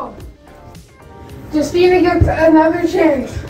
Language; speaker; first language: English; native; English